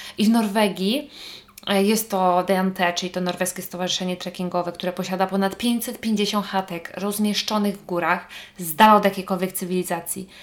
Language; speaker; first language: Polish; native; Polish